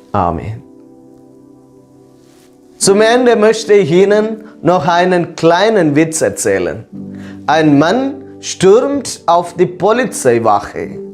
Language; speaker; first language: German; non-native, fluent; Malayalam